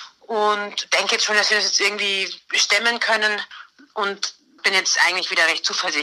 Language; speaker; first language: German; native; German